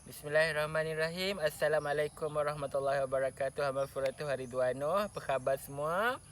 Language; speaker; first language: Malay; native; Malay